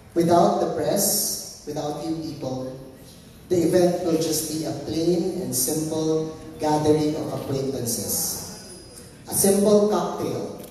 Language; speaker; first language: English; non-native, local second language; Filipino